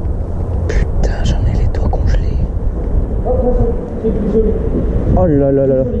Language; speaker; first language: French; native; French